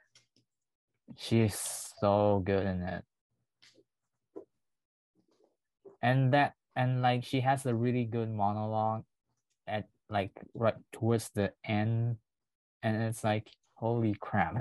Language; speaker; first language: English; non-native, local second language; Chinese